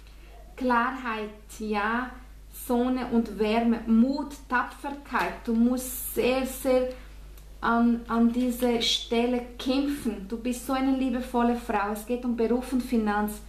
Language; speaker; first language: German; non-native, fluent; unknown